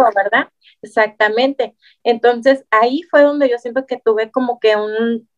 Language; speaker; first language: Spanish; native; Spanish